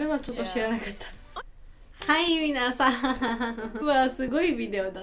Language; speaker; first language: Japanese; non-native, learner; Georgian